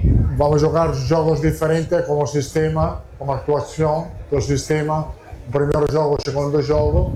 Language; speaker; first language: Portuguese; non-native, fluent; Italian